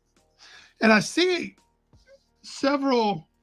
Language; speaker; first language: English; native; English